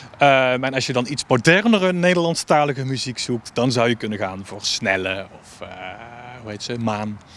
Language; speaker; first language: Dutch; native; Dutch